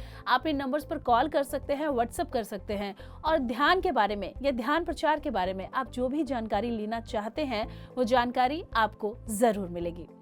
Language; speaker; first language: Hindi; native; Hindi